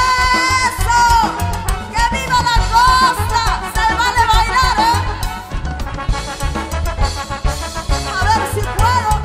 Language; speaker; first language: Spanish; native; Spanish